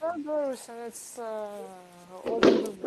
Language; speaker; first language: English; non-native, learner; Russian